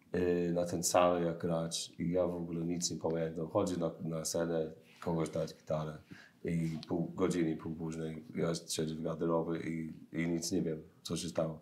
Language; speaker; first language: Polish; non-native, learner; English